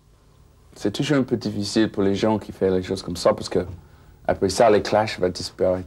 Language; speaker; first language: French; non-native, fluent; English